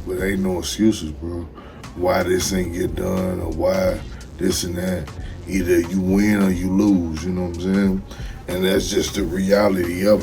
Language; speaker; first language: English; native; English